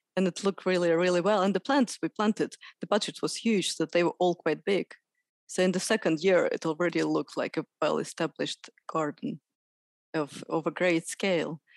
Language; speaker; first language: English; non-native, fluent; Russian